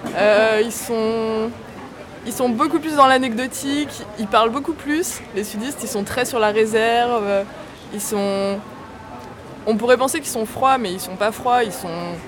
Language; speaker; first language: French; native; French